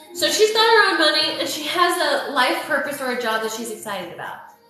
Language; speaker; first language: English; native; English